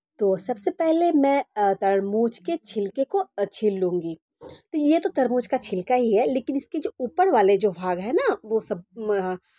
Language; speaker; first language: Hindi; non-native, local second language; Bangla